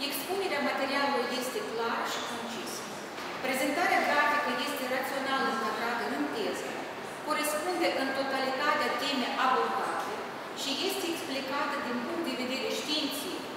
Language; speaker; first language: Romanian; native; Romanian